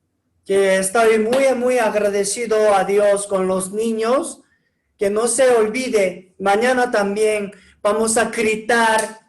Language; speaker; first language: Spanish; non-native, learner; Korean